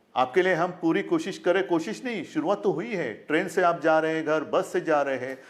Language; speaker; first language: Hindi; non-native, local second language; Marathi